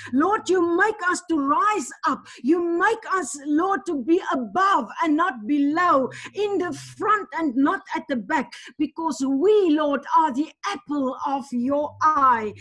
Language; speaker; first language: English; non-native, local second language; Afrikaans